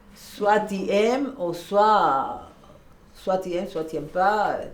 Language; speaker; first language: French; non-native, learner; Spanish